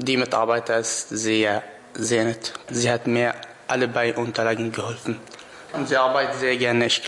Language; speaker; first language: German; non-native, learner; Arabic